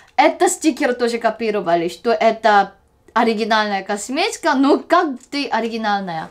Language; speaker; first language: Russian; non-native, learner; Korean